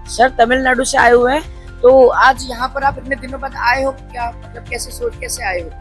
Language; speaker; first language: Hindi; native; Hindi